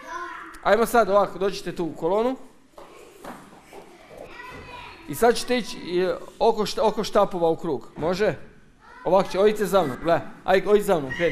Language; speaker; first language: Croatian; native; Croatian